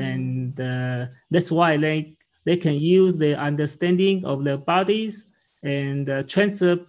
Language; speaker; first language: English; non-native, learner; Chinese